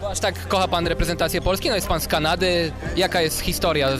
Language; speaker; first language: Polish; native; Polish